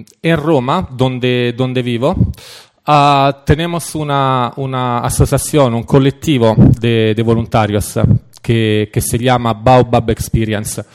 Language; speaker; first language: Spanish; non-native, fluent; Italian